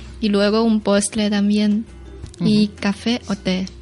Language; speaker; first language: Spanish; non-native, learner; Chinese